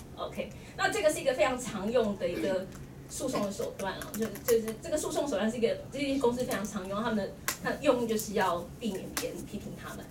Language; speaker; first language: Chinese; native; Chinese